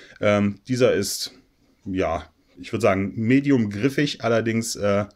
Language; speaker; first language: German; native; German